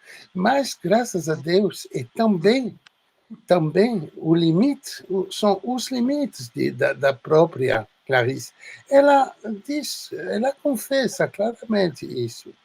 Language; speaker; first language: Portuguese; non-native, fluent; French